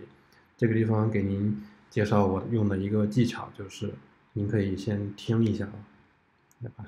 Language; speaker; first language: Chinese; native; Chinese